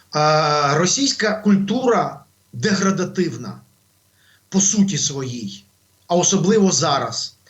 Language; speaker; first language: Ukrainian; non-native, local second language; Russian